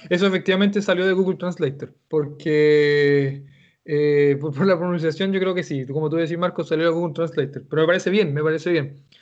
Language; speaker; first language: Spanish; native; Spanish